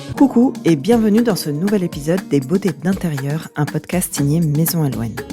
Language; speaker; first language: French; native; French